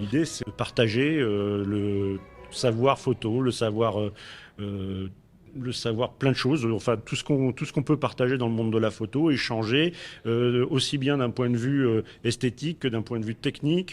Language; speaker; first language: French; native; French